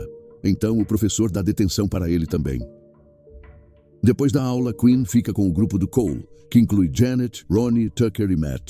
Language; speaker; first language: Portuguese; native; Portuguese